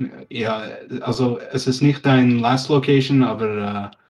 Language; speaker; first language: German; non-native, learner; English